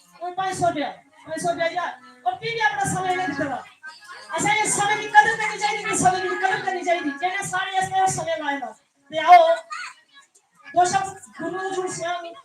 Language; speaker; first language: Hindi; non-native, local second language; Punjabi